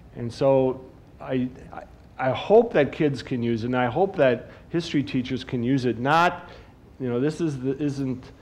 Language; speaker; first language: English; native; English